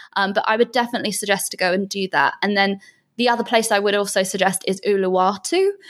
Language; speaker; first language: English; native; English